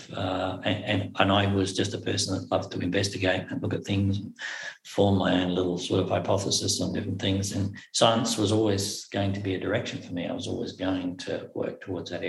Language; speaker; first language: English; native; English